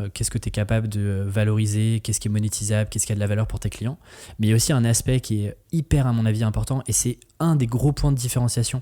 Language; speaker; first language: French; native; French